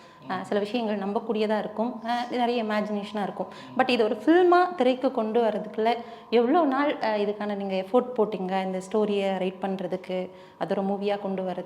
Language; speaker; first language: Tamil; native; Tamil